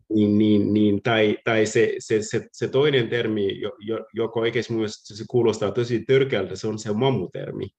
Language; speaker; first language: Finnish; non-native, fluent; Wolof